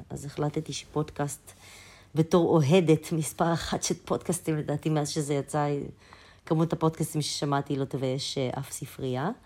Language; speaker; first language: Hebrew; early bilingual, other home language; Russian